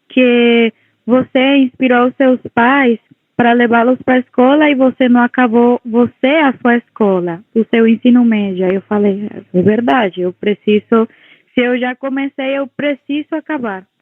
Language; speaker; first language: Portuguese; non-native, local second language; Spanish